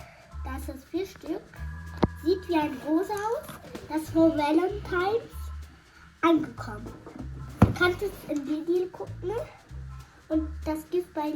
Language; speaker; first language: German; non-native, learner; Tamil